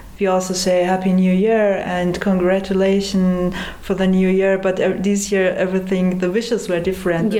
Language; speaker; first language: English; non-native, fluent; Persian